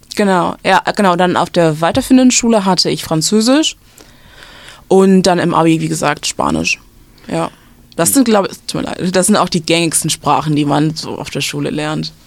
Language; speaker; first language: German; native; German